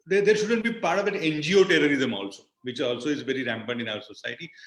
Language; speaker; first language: English; non-native, local second language; Marathi